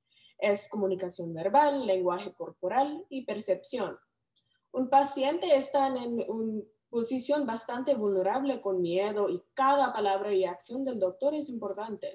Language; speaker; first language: Spanish; non-native, learner; English